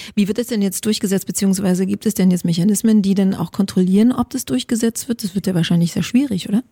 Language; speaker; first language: German; native; German